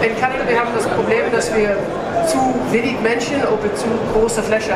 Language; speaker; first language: German; non-native, fluent; English